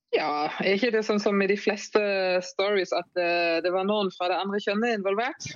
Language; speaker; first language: Norwegian; non-native, fluent; German